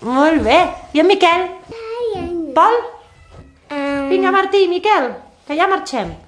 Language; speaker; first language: Catalan; native; Catalan